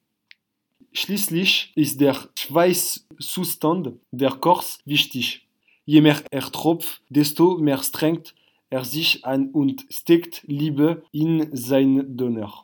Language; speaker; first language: German; non-native, learner; French